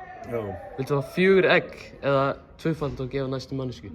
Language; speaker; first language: Icelandic; non-native, local second language; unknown